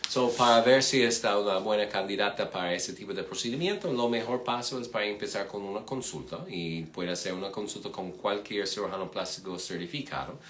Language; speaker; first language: Spanish; non-native, fluent; English